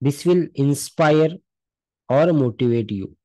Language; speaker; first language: Hindi; non-native, local second language; Marathi